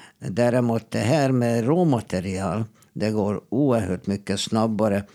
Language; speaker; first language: Swedish; non-native, fluent; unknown